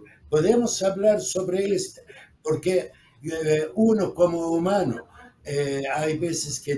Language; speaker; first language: Spanish; non-native, fluent; Arabic